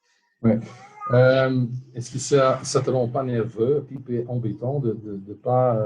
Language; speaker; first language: French; non-native, local second language; Dutch